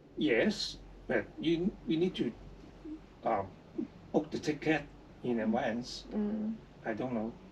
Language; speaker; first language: English; non-native, local second language; Cantonese